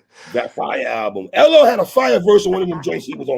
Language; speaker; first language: English; native; English